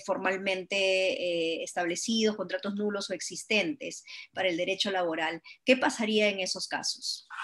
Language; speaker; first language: Spanish; native; Spanish